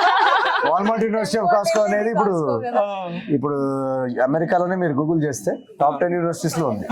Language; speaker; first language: Telugu; native; Telugu